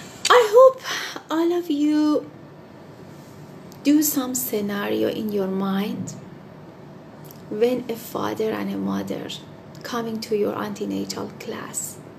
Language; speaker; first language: English; non-native, fluent; Persian